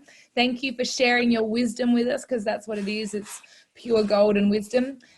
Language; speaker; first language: English; native; English